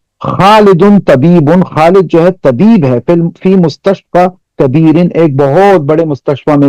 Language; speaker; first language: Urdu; non-native, local second language; Pashto